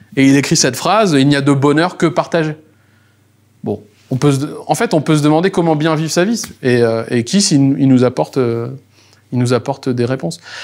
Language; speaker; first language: French; native; French